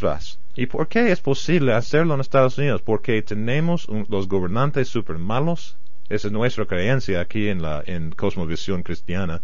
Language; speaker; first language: Spanish; non-native, fluent; English